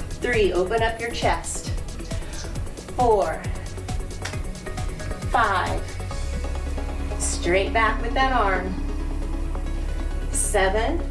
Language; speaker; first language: English; native; English